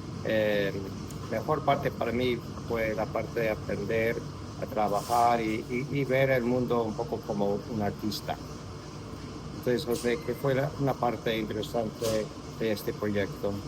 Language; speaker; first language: Spanish; non-native, fluent; English